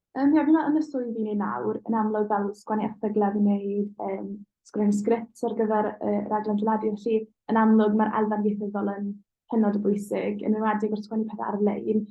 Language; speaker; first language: Welsh; native; Welsh